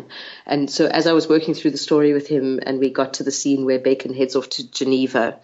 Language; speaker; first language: English; native; English